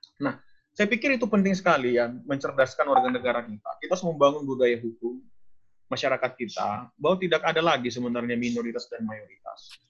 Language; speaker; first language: Indonesian; non-native, local second language; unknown